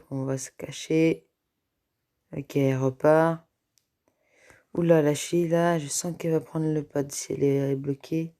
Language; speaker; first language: French; native; French